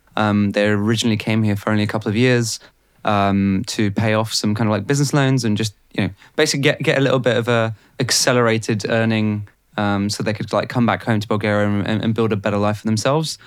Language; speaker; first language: English; non-native, fluent; Bulgarian